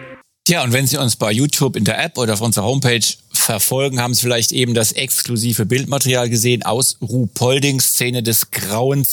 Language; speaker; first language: German; native; German